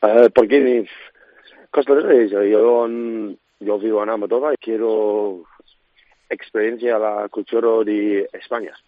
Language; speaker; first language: Spanish; non-native, learner; English